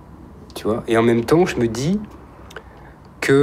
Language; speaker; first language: French; native; French